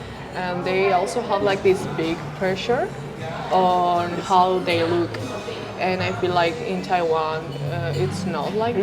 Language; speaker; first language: English; non-native, fluent; Spanish